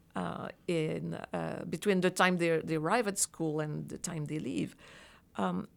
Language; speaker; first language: English; non-native, fluent; French